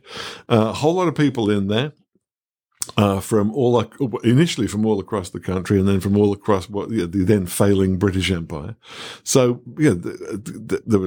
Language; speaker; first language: English; native; English